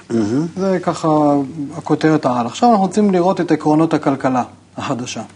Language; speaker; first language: Hebrew; native; Hebrew